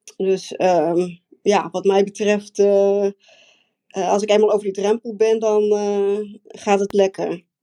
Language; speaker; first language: Dutch; native; Dutch